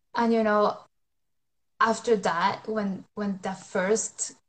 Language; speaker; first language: English; non-native, fluent; Spanish